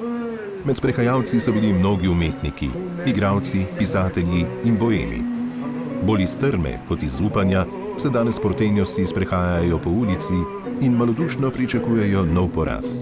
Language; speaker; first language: Slovenian; native; Slovenian